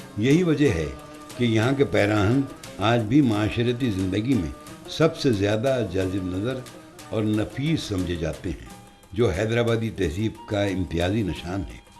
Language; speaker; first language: Urdu; native; Urdu